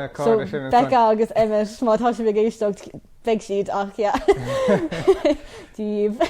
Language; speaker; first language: Irish; non-native, local second language; English